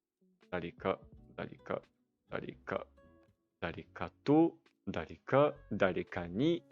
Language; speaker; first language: Japanese; non-native, fluent; French